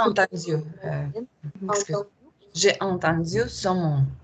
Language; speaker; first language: French; non-native, learner; Russian